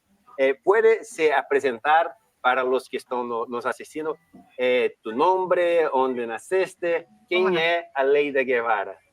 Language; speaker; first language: Spanish; non-native, learner; Portuguese